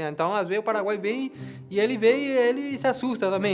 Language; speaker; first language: Portuguese; non-native, fluent; Spanish